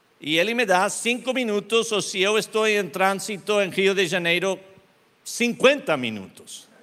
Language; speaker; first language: Portuguese; non-native, learner; Spanish